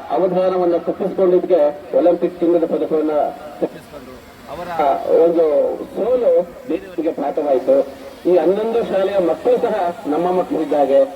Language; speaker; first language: Kannada; native; Kannada